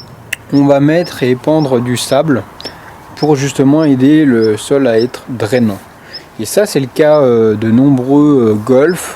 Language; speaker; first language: French; native; French